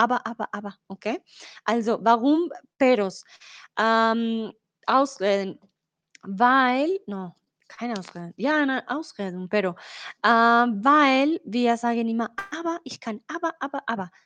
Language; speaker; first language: German; non-native, learner; Spanish